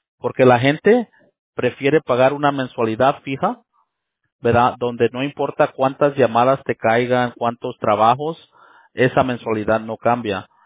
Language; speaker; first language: Spanish; early bilingual, heritage; Spanish